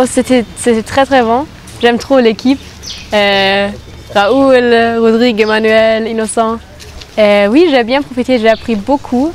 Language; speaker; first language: French; non-native, fluent; German